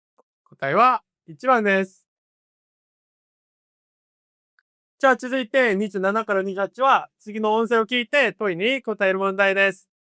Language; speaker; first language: Japanese; non-native, fluent; Korean